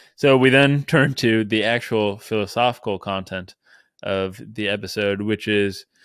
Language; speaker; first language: English; native; English